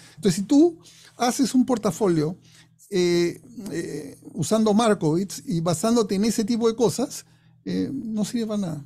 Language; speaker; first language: Spanish; non-native, fluent; English